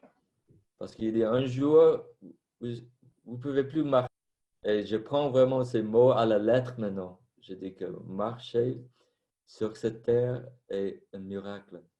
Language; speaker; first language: French; non-native, fluent; Vietnamese